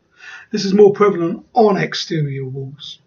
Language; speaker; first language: English; native; English